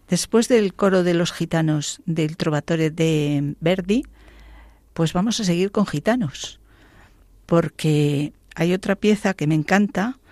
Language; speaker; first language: Spanish; native; Spanish